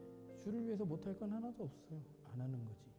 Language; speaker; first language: Korean; native; Korean